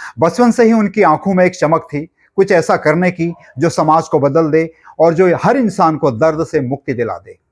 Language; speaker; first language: Hindi; native; Hindi